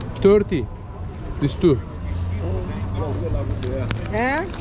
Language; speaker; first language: English; non-native, learner; Turkish